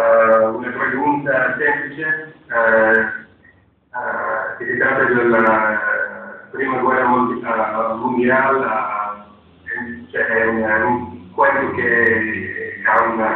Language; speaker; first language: Spanish; non-native, learner; English